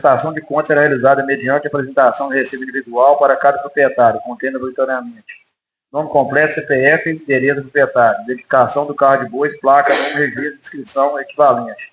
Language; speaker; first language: Portuguese; native; Portuguese